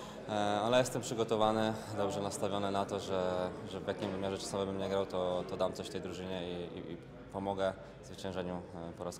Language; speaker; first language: Polish; native; Polish